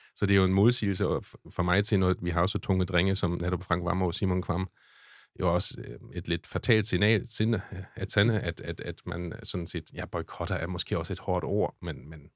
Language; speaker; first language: Danish; non-native, fluent; German